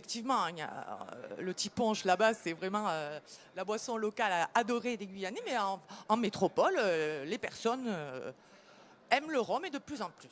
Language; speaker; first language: French; native; French